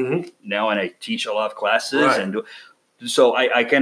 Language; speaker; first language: English; non-native, fluent; Arabic